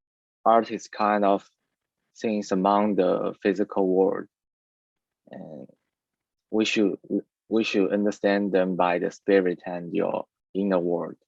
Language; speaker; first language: English; non-native, learner; Chinese